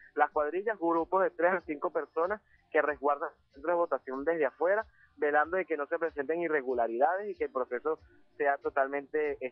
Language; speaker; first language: Spanish; native; Spanish